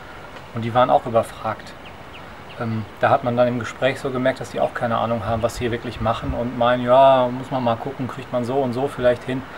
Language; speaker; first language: German; native; German